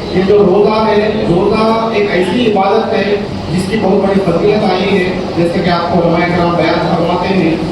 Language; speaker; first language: Urdu; native; Urdu